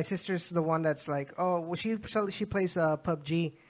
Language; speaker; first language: English; early bilingual, other home language; Spanish